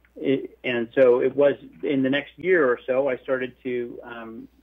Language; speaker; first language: English; native; English